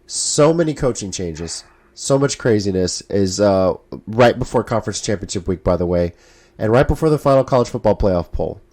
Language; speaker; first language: English; native; English